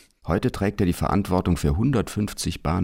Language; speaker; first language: German; native; German